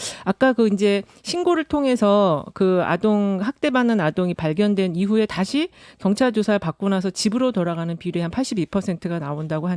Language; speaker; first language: Korean; native; Korean